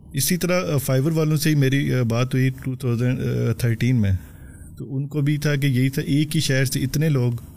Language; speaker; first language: Urdu; non-native, local second language; Punjabi